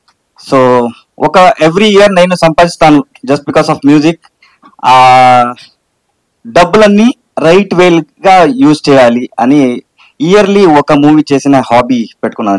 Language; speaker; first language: Telugu; non-native, learner; Kannada